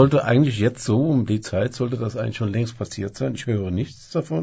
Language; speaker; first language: German; native; German